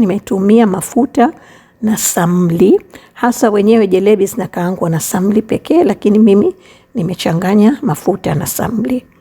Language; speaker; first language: Swahili; native; Swahili